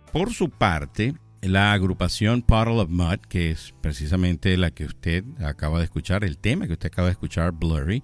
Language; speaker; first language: Spanish; native; Spanish